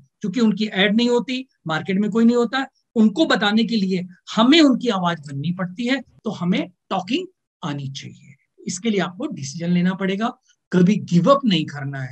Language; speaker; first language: Hindi; native; Hindi